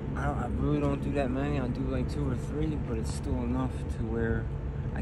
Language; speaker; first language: English; native; English